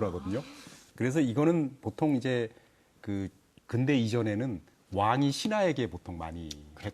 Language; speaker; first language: Korean; native; Korean